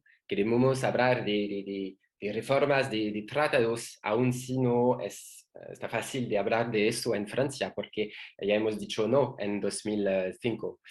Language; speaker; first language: Spanish; non-native, learner; French